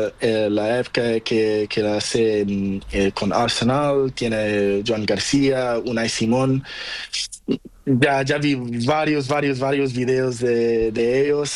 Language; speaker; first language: Spanish; non-native, learner; Portuguese